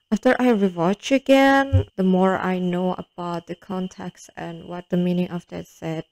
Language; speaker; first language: English; non-native, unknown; Indonesian